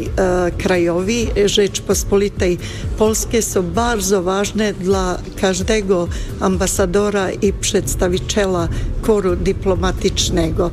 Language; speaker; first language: Polish; non-native, fluent; Bosnian